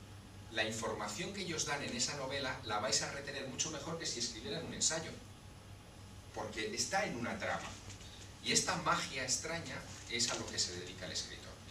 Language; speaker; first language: Spanish; native; Spanish